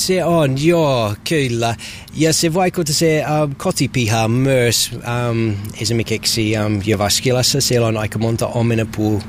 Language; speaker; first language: Finnish; non-native, learner; English